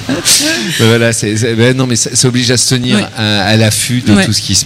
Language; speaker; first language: French; native; French